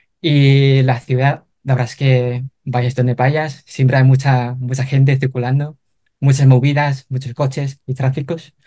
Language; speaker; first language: Spanish; non-native, fluent; Cantonese